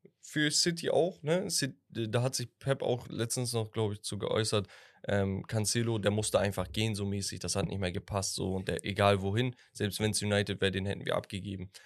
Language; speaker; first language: German; early bilingual, other home language; Turkish